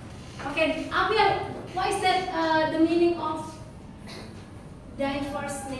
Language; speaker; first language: English; non-native, learner; Indonesian